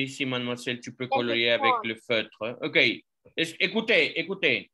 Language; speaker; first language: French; non-native, fluent; Spanish